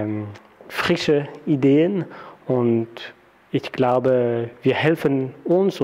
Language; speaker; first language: German; non-native, fluent; French